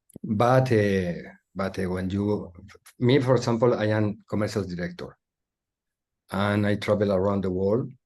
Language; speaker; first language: English; non-native, learner; Spanish